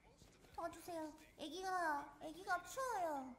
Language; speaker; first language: Korean; native; Korean